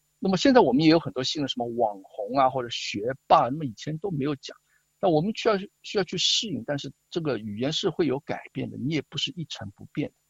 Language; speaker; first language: Chinese; native; Chinese